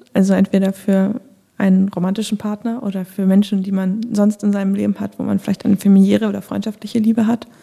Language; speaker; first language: German; native; German